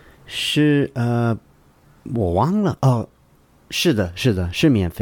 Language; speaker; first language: Chinese; non-native, learner; English